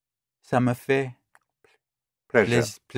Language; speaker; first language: French; non-native, learner; English